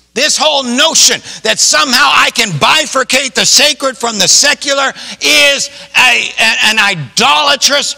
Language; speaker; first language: English; native; English